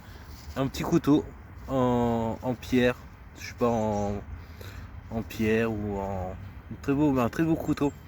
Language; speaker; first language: French; native; French